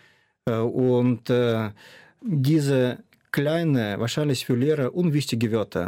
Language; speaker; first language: German; non-native, fluent; Russian